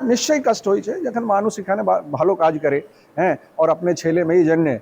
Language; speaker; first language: Bangla; non-native, local second language; Hindi